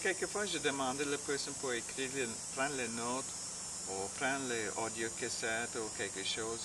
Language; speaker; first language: French; non-native, learner; English